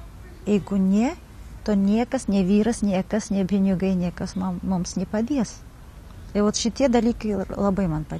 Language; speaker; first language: Lithuanian; non-native, learner; Kazakh